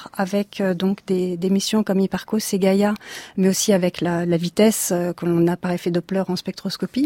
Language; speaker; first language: French; native; French